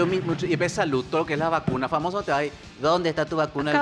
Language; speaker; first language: Spanish; native; Spanish